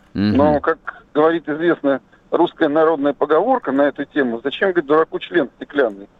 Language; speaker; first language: Russian; native; Russian